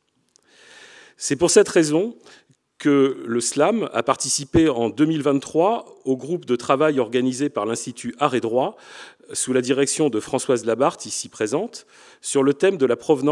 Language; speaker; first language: French; native; French